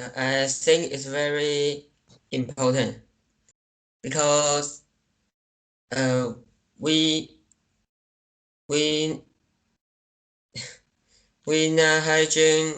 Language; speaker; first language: English; non-native, learner; Chinese